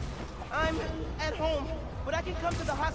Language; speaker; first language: English; native; English